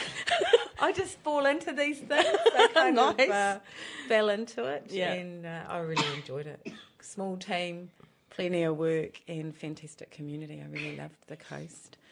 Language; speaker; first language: English; native; English